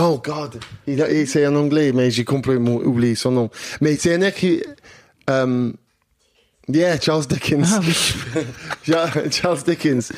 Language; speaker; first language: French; non-native, learner; English